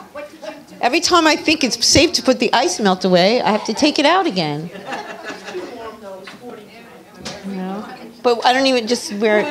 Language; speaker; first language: English; native; English